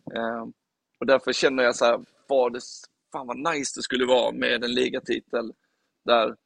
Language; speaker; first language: Swedish; native; Swedish